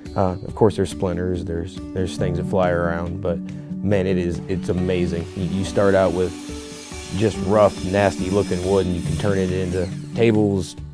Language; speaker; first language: English; native; English